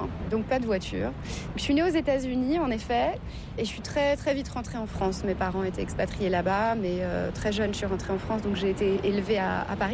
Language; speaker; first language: French; native; French